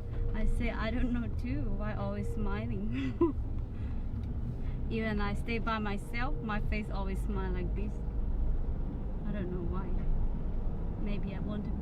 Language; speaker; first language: English; non-native, learner; Thai